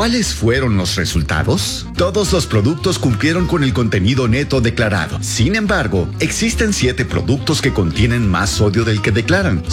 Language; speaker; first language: Spanish; native; Spanish